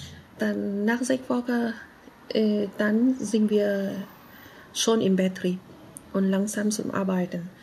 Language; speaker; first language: German; non-native, learner; Vietnamese